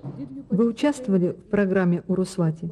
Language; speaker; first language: Russian; native; Russian